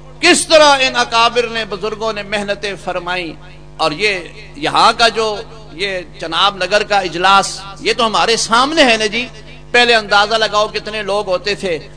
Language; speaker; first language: Urdu; non-native, local second language; Punjabi